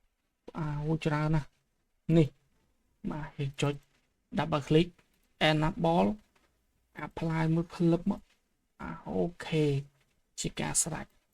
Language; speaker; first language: Khmer; native; Khmer